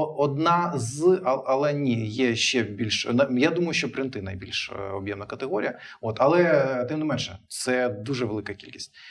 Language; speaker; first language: Ukrainian; non-native, local second language; Russian